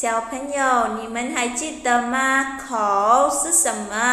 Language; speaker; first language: Chinese; non-native, local second language; Malay